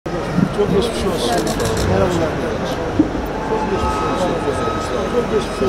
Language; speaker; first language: Turkish; native; Turkish